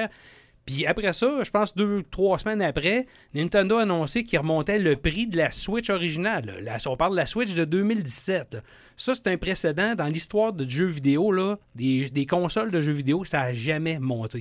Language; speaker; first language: French; native; French